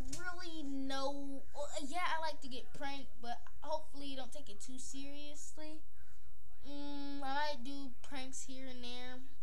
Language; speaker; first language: English; native; English